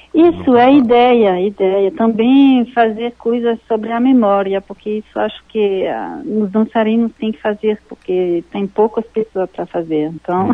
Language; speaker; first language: Portuguese; non-native, fluent; French